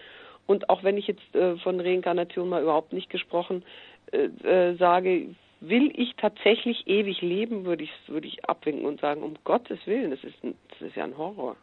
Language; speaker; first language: German; native; German